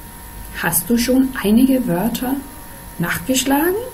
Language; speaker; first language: German; non-native, fluent; Danish